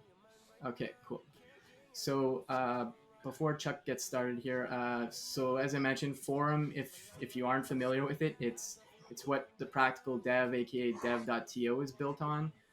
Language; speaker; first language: English; native; English